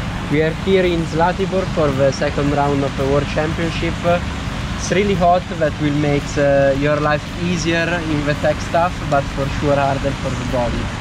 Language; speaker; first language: English; non-native, fluent; Italian